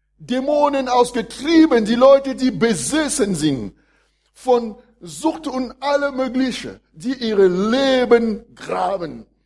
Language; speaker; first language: German; non-native, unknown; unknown